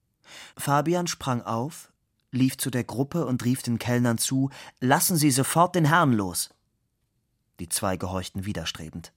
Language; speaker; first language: German; native; German